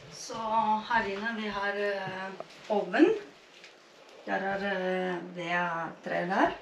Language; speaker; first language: Norwegian; non-native, fluent; Romanian